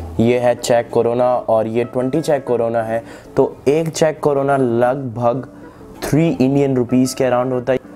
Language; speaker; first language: Hindi; native; Hindi